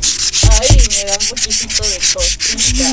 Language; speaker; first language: Spanish; native; Spanish